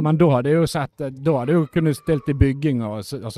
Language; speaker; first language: Norwegian; native; Norwegian